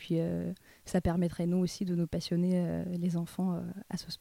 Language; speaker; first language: French; non-native, fluent; Russian